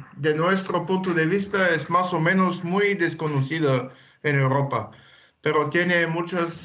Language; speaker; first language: Spanish; non-native, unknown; Bulgarian